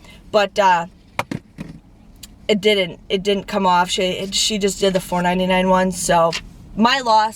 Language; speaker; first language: English; native; English